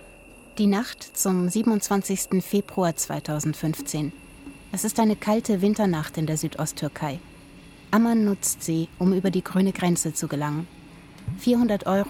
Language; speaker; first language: German; native; German